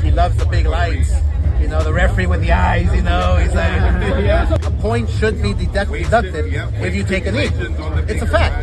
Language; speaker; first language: English; native; English